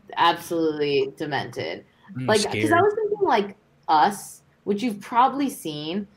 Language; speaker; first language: English; native; English